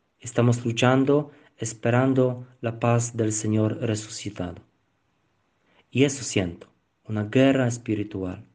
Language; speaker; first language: Spanish; non-native, learner; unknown